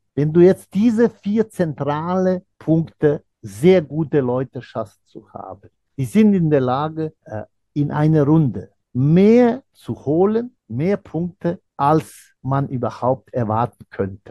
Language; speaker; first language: German; non-native, fluent; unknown